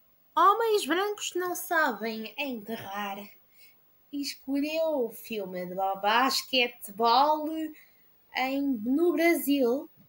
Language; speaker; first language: Portuguese; non-native, learner; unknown